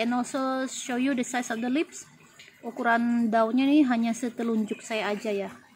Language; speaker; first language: English; non-native, fluent; Indonesian